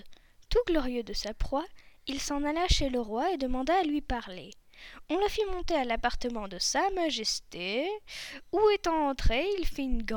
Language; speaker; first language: French; native; French